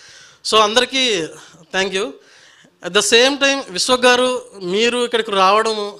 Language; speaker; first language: Telugu; native; Telugu